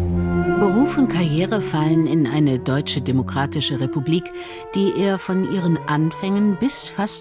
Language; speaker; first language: German; native; German